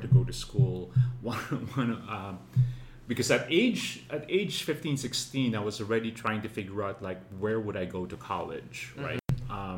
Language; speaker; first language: English; non-native, local second language; Filipino